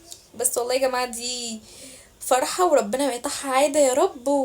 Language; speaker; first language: Arabic; native; Arabic